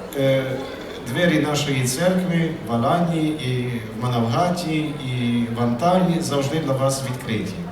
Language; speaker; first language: Ukrainian; early bilingual, heritage; Ukrainian